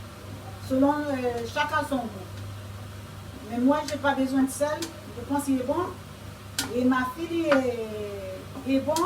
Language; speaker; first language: French; non-native, fluent; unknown